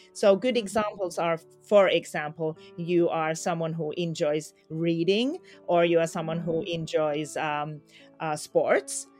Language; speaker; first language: English; non-native, fluent; Finnish